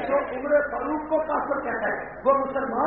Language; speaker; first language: Urdu; native; Urdu